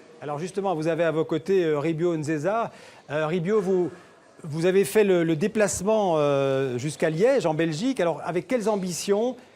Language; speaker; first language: French; native; French